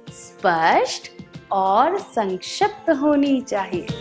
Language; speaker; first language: Hindi; native; Hindi